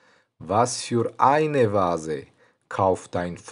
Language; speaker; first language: German; non-native, learner; Tajik